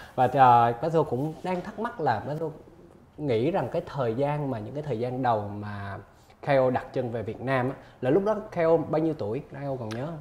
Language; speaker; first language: Vietnamese; native; Vietnamese